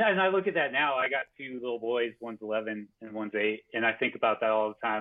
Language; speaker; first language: English; native; English